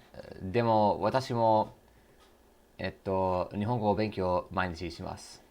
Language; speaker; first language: Japanese; non-native, learner; English